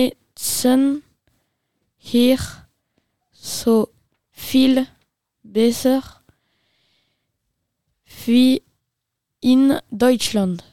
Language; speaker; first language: German; non-native, learner; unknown